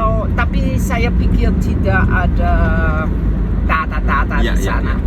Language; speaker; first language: Indonesian; non-native, fluent; German